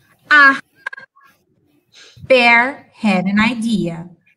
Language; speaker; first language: English; non-native, fluent; Portuguese